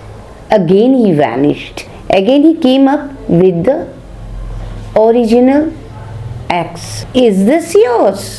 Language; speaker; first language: English; non-native, local second language; Bangla